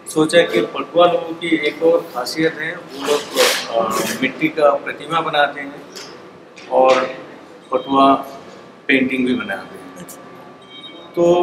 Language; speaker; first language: Hindi; non-native, local second language; Bangla